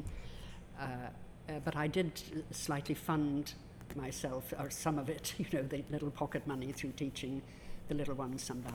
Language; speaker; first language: English; native; English